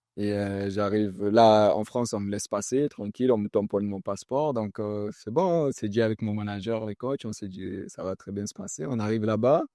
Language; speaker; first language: French; early bilingual, other home language; Chechen